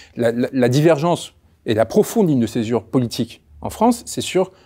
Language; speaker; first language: French; early bilingual, other home language; Spanish